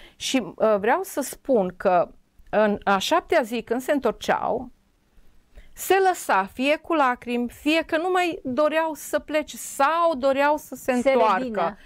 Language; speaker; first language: Romanian; non-native, local second language; Serbian